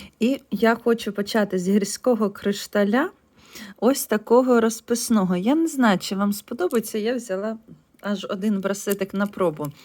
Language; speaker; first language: Ukrainian; non-native, local second language; Russian